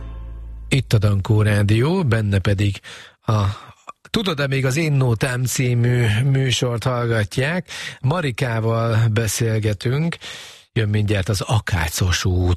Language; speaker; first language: Hungarian; native; Hungarian